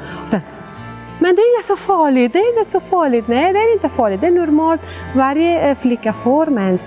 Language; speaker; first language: Swedish; non-native, fluent; Persian